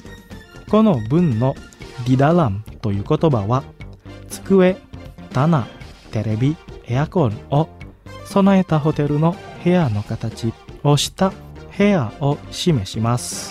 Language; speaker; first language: Japanese; non-native, fluent; Indonesian